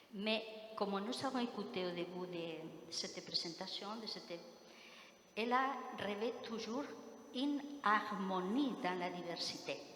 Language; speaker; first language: French; non-native, fluent; Spanish